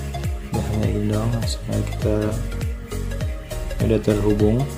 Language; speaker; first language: Indonesian; native; Indonesian